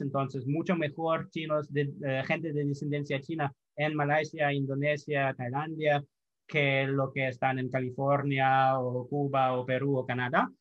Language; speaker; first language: Spanish; non-native, fluent; English